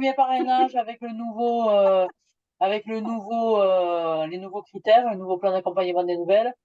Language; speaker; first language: French; native; French